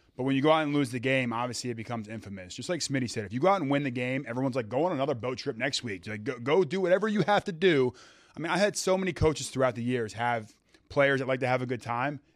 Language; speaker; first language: English; native; English